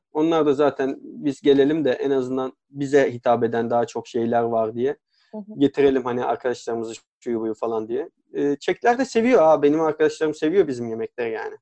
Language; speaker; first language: Turkish; native; Turkish